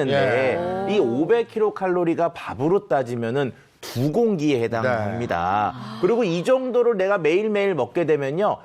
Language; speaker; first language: Korean; native; Korean